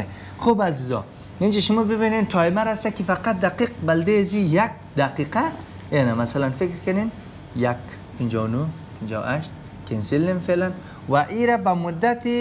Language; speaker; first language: Persian; native; Persian